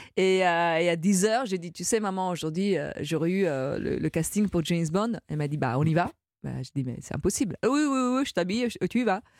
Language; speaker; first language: French; non-native, fluent; Italian